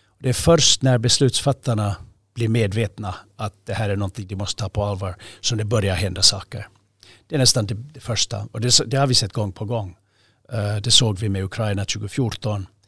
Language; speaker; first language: Swedish; native; Swedish